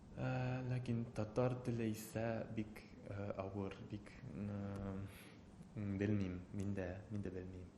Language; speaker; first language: Tatar; non-native, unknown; Japanese